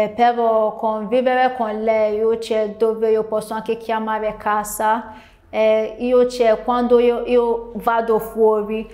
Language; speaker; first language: Italian; non-native, learner; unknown